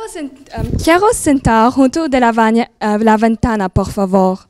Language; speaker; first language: Spanish; non-native, learner; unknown